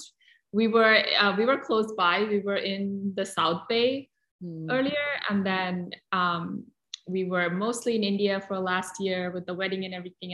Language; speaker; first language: English; non-native, local second language; Malayalam